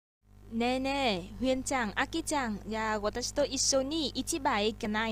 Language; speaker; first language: Japanese; non-native, learner; Vietnamese